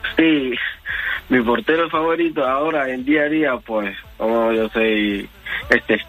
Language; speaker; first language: Spanish; non-native, learner; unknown